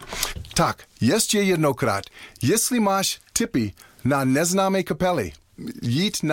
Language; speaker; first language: Czech; non-native, learner; English